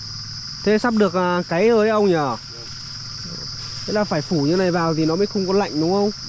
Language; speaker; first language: Vietnamese; native; Vietnamese